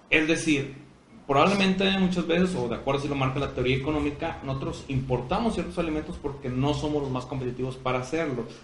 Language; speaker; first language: Spanish; native; Spanish